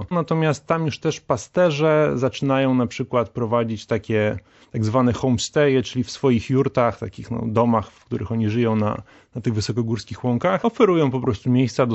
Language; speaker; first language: Polish; native; Polish